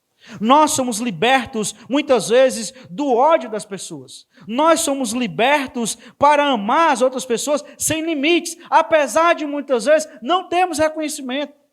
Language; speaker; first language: Portuguese; native; Portuguese